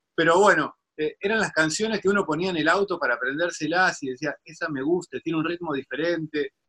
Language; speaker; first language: Spanish; native; Spanish